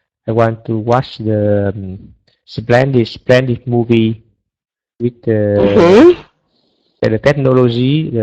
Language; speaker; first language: English; non-native, learner; Vietnamese